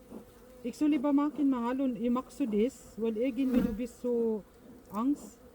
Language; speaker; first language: German; non-native, learner; Filipino